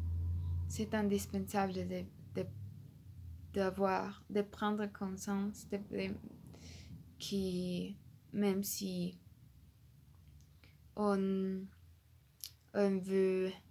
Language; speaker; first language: French; non-native, learner; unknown